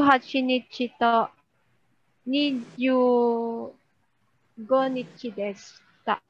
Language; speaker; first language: Japanese; non-native, learner; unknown